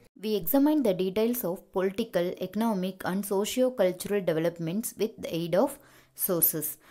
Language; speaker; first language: English; non-native, local second language; Tamil